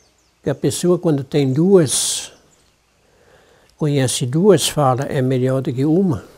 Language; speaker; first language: Portuguese; non-native, local second language; German